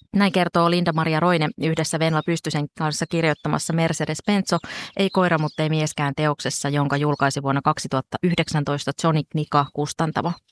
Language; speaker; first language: Finnish; native; Finnish